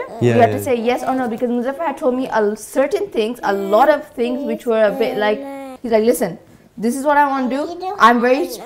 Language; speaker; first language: English; native; English